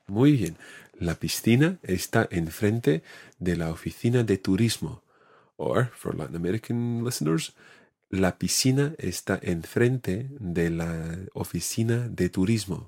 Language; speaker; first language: Spanish; non-native, fluent; English